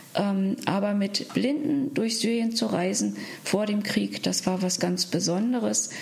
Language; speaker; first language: German; native; German